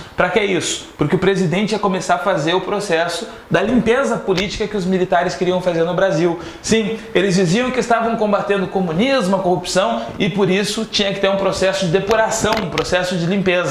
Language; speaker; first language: Portuguese; native; Portuguese